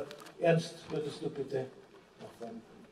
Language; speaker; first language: German; native; German